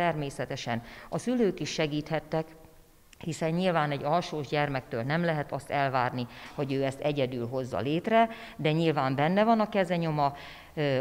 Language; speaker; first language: Hungarian; native; Hungarian